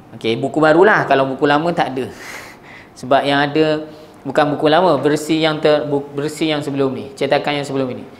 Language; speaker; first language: Malay; native; Malay